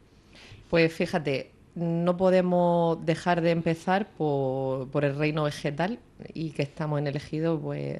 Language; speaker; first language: Spanish; native; Spanish